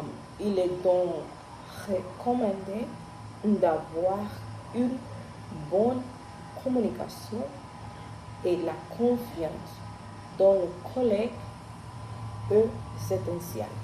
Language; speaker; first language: French; non-native, learner; Spanish